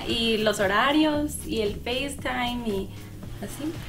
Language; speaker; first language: Spanish; native; Spanish